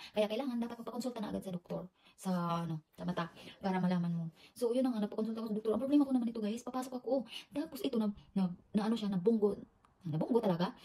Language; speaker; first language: Filipino; native; Filipino